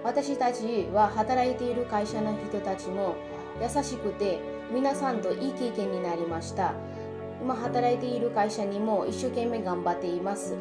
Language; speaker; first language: Japanese; non-native, learner; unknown